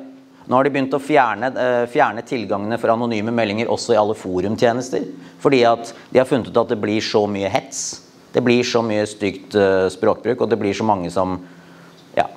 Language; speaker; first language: Norwegian; native; Norwegian